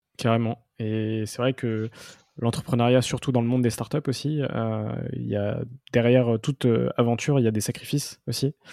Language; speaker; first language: French; native; French